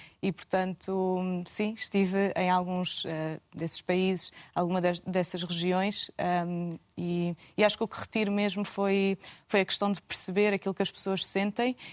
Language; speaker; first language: Portuguese; native; Portuguese